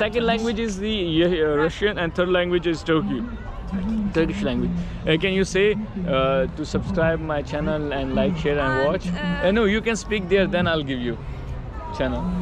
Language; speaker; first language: English; non-native, learner; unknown